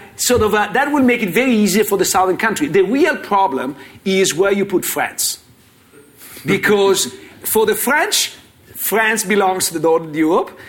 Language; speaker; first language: English; non-native, fluent; Italian